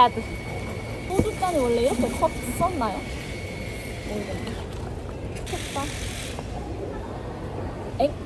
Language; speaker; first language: Korean; native; Korean